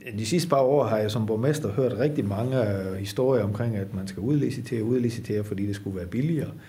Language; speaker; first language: Danish; non-native, fluent; Dutch